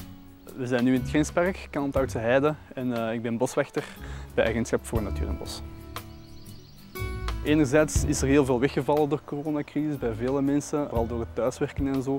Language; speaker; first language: Dutch; native; Dutch